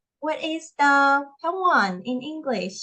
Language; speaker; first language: English; non-native, fluent; Korean